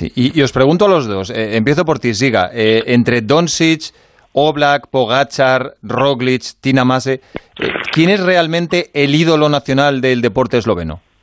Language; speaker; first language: Spanish; native; Spanish